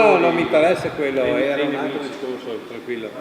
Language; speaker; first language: Italian; native; Italian